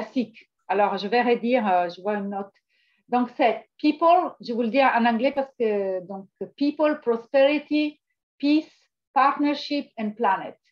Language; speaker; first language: French; non-native, fluent; Italian